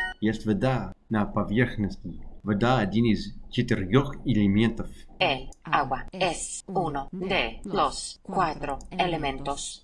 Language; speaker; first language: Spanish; non-native, learner; English